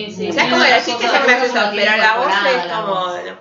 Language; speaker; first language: Spanish; native; Spanish